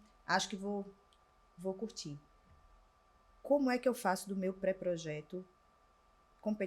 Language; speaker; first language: Portuguese; native; Portuguese